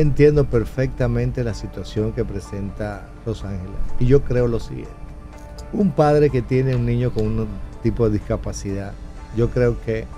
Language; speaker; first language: Spanish; native; Spanish